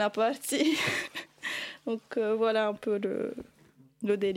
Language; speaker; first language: French; non-native, local second language; Arabic